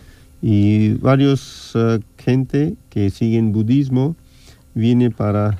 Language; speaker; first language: Spanish; non-native, fluent; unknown